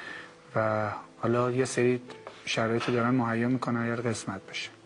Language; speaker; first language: Persian; native; Persian